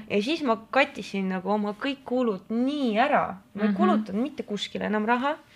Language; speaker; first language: Estonian; non-native, local second language; Russian